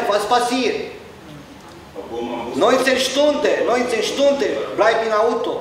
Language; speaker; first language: German; non-native, learner; Romanian